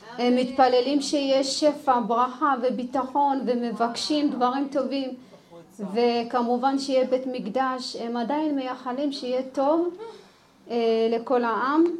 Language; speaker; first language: Hebrew; early bilingual, other home language; Amharic